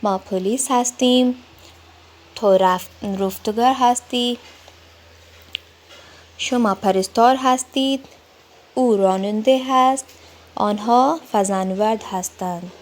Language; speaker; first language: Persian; non-native, learner; Urdu